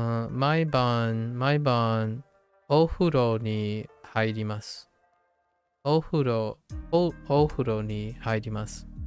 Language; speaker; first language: Japanese; non-native, learner; English